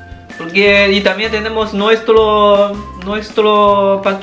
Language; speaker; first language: Spanish; non-native, learner; Chinese